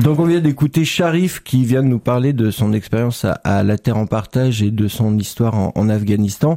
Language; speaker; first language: French; native; French